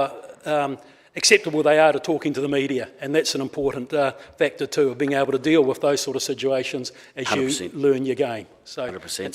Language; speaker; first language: English; native; English